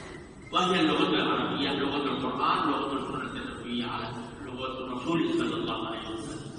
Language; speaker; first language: Arabic; non-native, fluent; Urdu